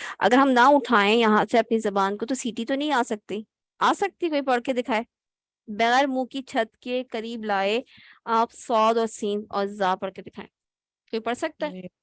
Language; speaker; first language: Urdu; native; Urdu